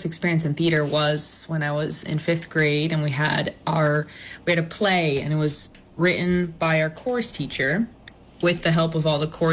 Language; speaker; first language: English; non-native, local second language; Spanish